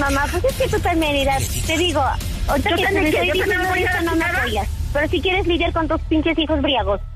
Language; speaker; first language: Spanish; native; Spanish